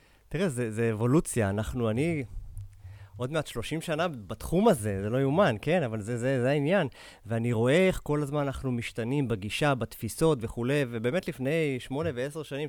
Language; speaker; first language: Hebrew; native; Hebrew